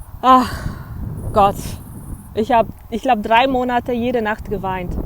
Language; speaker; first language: German; early bilingual, other home language; Polish